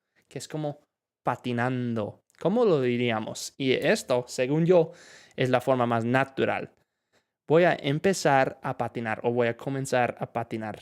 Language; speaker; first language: Spanish; non-native, fluent; English